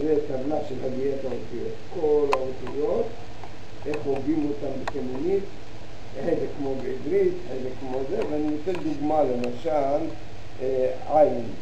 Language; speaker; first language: Hebrew; early bilingual, other home language; Arabic